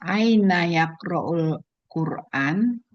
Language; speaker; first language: Arabic; non-native, learner; Indonesian